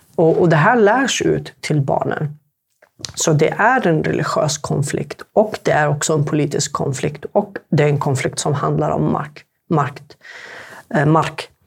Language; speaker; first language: Swedish; non-native, fluent; Arabic